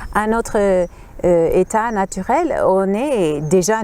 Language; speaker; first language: French; non-native, fluent; English